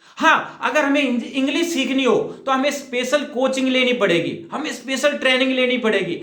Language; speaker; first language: Hindi; native; Hindi